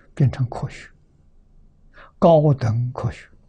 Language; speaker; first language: Chinese; native; Chinese